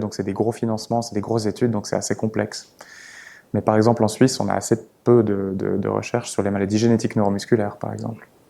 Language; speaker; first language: French; native; French